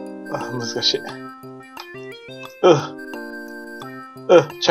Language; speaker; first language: Japanese; non-native, fluent; English